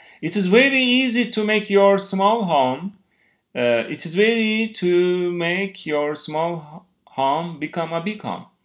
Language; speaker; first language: English; non-native, fluent; Turkish